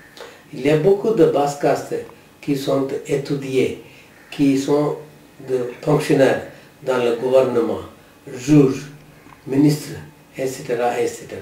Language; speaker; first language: French; non-native, learner; Tamil